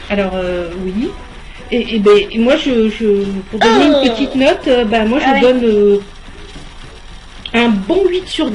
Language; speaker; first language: French; native; French